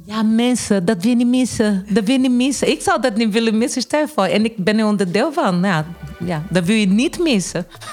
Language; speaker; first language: Dutch; non-native, fluent; Portuguese